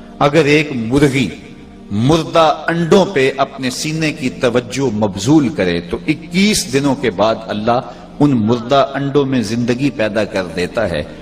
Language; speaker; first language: Urdu; non-native, local second language; Punjabi